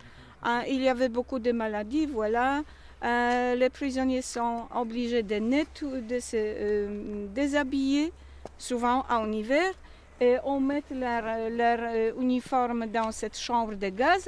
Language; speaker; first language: French; non-native, learner; Polish